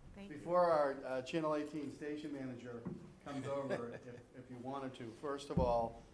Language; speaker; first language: English; native; English